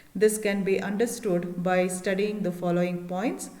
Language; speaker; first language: English; non-native, local second language; Kannada